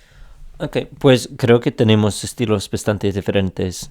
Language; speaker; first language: Spanish; non-native, fluent; English